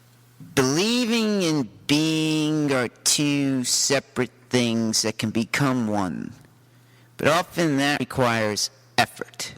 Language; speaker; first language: English; native; English